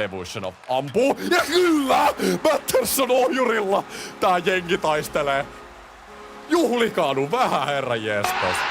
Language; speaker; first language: Finnish; native; Finnish